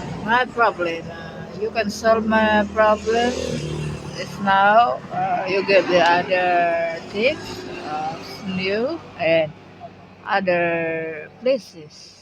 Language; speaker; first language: English; non-native, learner; Cebuano